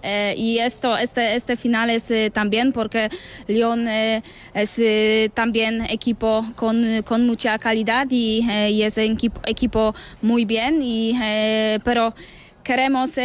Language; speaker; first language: Spanish; non-native, learner; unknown